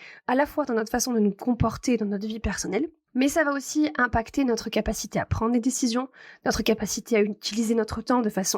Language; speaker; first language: French; native; French